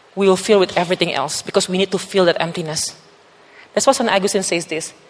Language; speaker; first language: English; non-native, fluent; Indonesian